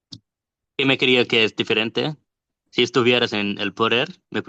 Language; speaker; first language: Spanish; non-native, learner; English